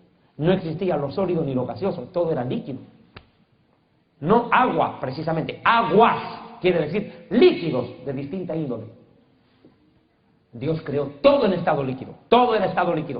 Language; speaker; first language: Spanish; native; Spanish